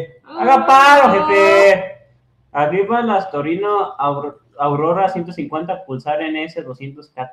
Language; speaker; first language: Spanish; native; Spanish